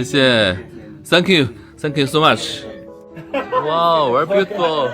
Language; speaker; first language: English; non-native, learner; Chinese